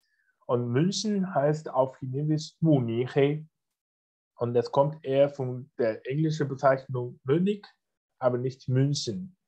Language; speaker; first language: German; non-native, fluent; Chinese